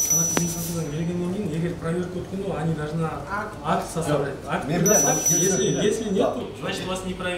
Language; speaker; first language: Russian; non-native, local second language; Kyrgyz